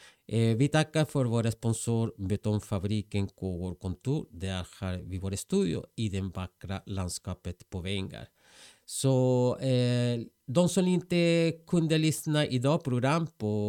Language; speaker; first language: Swedish; non-native, fluent; Spanish